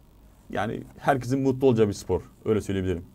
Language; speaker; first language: Turkish; native; Turkish